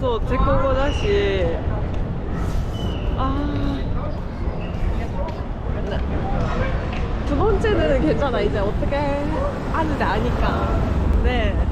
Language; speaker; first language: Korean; non-native, fluent; Japanese